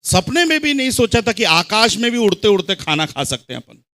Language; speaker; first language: Hindi; non-native, local second language; Telugu